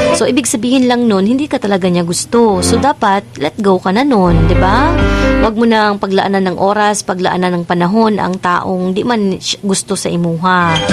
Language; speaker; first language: Filipino; non-native, local second language; Cebuano